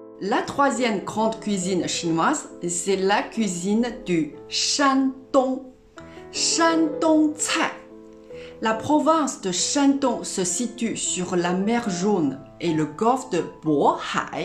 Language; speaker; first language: French; non-native, fluent; Chinese